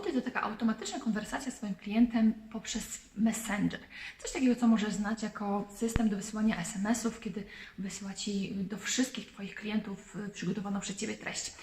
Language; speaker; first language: Polish; native; Polish